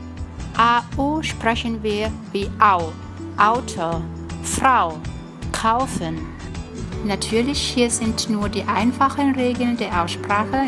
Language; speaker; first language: German; non-native, fluent; Vietnamese